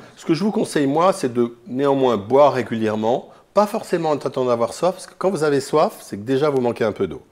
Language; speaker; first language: French; native; French